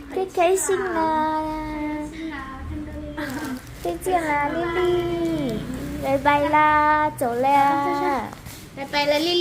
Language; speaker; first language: Chinese; non-native, learner; Hmong